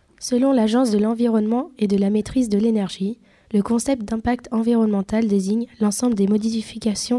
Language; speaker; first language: French; native; French